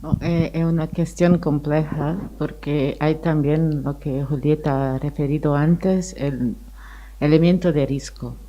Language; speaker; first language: Spanish; non-native, fluent; Portuguese